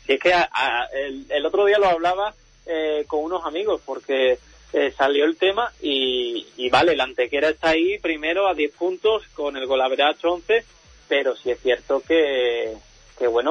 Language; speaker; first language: Spanish; native; Spanish